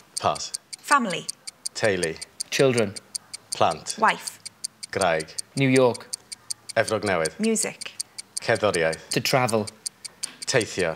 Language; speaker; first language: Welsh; non-native, learner; English